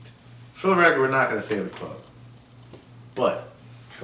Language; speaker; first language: English; native; English